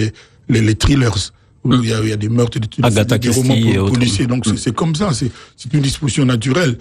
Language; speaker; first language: French; non-native, local second language; Lingala